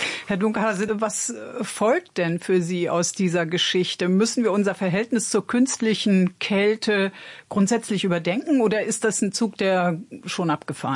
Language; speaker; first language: German; native; German